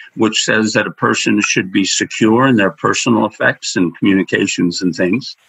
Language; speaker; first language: English; native; English